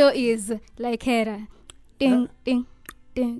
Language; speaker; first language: English; non-native, local second language; Luo (Kenya and Tanzania)